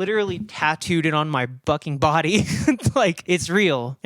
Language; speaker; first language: English; native; English